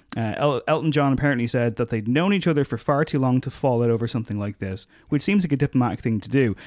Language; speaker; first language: English; native; English